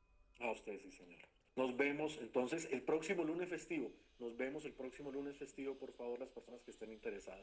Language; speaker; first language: Spanish; native; Spanish